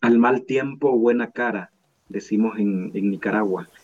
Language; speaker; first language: Spanish; native; Spanish